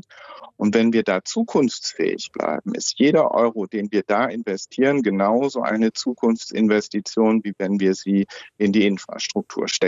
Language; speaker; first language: German; native; German